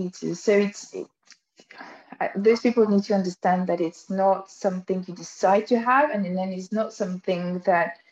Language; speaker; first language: English; non-native, fluent; French